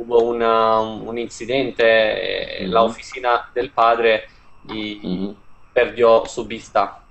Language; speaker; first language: Spanish; non-native, fluent; Italian